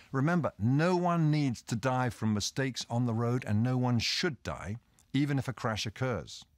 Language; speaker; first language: English; native; English